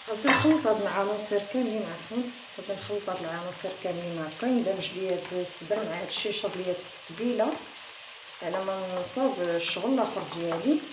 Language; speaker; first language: Arabic; native; Arabic